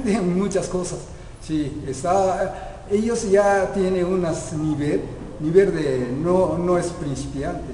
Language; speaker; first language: Spanish; non-native, learner; Japanese